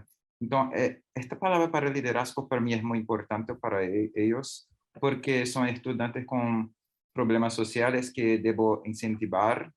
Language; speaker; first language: Spanish; non-native, learner; Portuguese